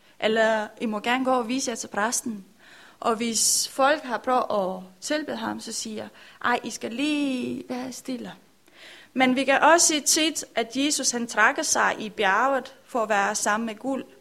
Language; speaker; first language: Danish; non-native, learner; Romanian